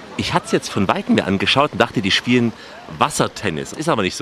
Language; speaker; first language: German; native; German